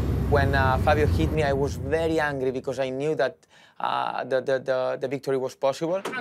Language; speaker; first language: English; non-native, fluent; Spanish